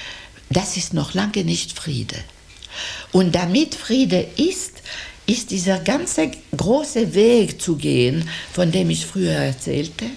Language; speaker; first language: German; non-native, fluent; French